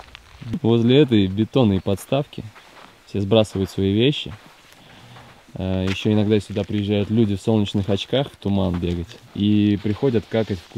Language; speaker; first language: Russian; native; Russian